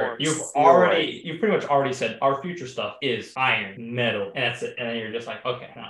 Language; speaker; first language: English; native; English